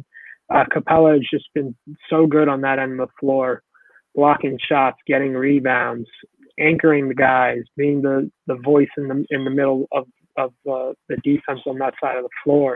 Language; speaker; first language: English; native; English